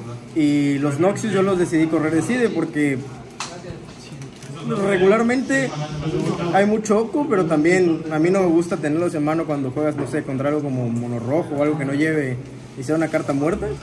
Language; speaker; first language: Spanish; native; Spanish